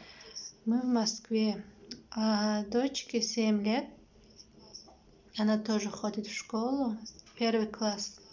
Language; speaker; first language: Russian; non-native, learner; Tajik